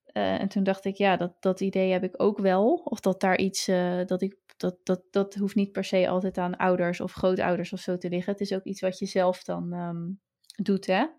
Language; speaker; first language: Dutch; native; Dutch